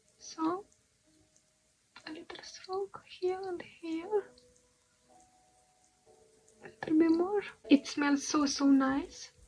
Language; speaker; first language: English; non-native, fluent; Romanian